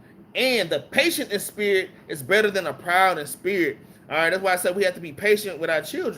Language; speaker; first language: English; native; English